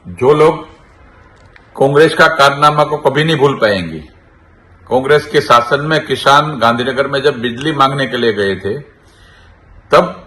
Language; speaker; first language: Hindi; non-native, local second language; Gujarati